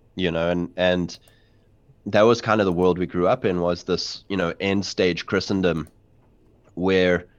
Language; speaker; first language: English; native; English